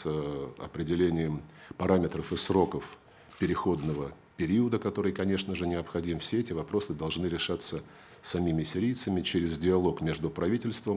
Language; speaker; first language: Russian; native; Russian